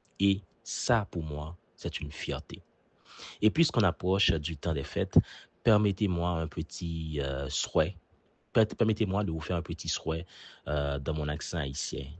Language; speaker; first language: French; non-native, local second language; Haitian Creole